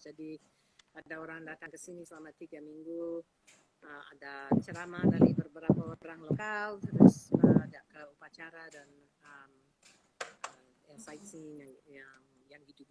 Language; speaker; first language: Indonesian; non-native, fluent; English